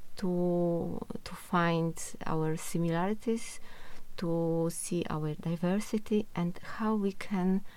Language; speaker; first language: English; non-native, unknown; Polish